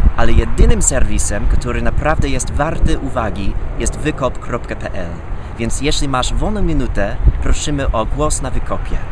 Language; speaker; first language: Polish; non-native, fluent; English